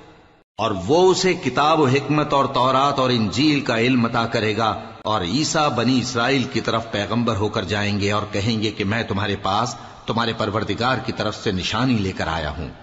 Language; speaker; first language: Urdu; native; Urdu